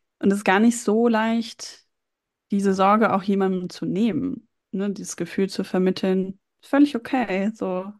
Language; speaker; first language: German; native; German